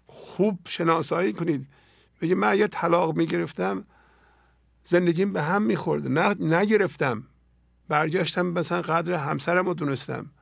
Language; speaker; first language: Persian; native; Persian